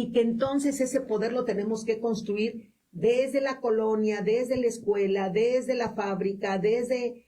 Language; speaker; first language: Spanish; native; Spanish